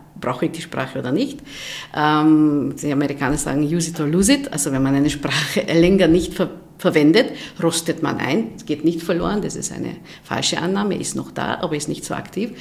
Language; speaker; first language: German; non-native, fluent; Hungarian